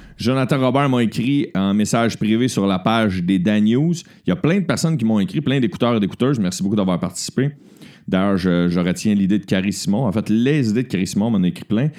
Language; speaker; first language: French; native; French